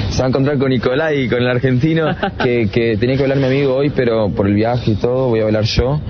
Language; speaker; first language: Spanish; early bilingual, other home language; Ukrainian